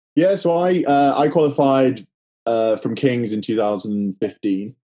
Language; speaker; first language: English; native; English